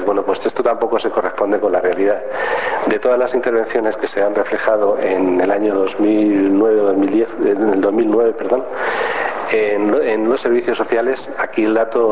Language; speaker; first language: Spanish; native; Spanish